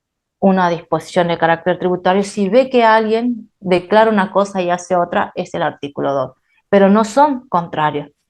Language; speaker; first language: Spanish; native; Spanish